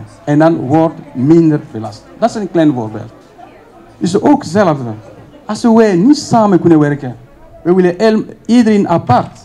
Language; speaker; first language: Dutch; non-native, learner; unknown